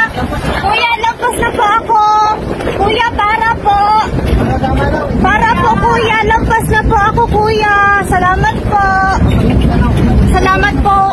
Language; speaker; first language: Filipino; non-native, local second language; Bikol